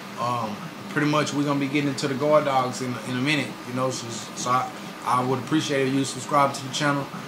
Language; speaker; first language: English; native; English